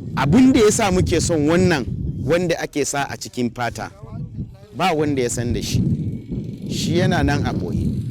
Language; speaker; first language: Hausa; non-native, local second language; Fula